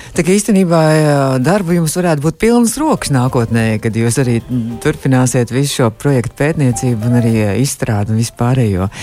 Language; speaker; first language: Latvian; native; Latvian